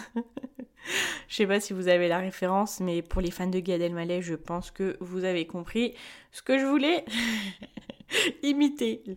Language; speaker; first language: French; early bilingual, other home language; Spanish